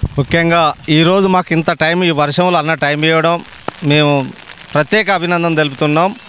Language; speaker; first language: Telugu; native; Telugu